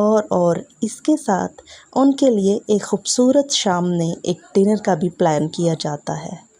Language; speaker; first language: Urdu; native; Urdu